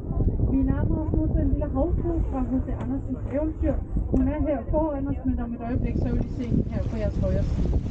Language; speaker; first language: Danish; native; Danish